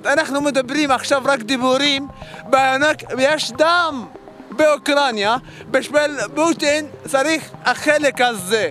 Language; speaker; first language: Hebrew; non-native, learner; Arabic